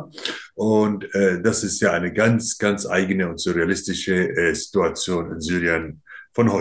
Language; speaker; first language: German; non-native, fluent; Arabic